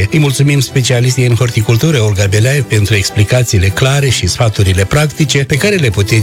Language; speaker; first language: Romanian; native; Romanian